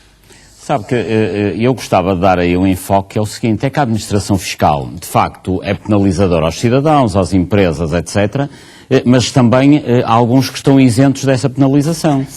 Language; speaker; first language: Portuguese; native; Portuguese